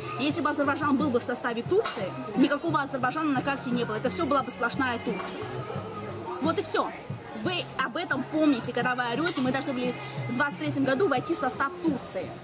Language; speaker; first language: Russian; native; Russian